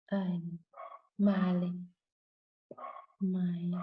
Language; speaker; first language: German; non-native, learner; Thai